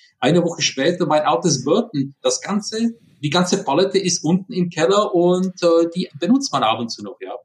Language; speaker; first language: German; non-native, fluent; Czech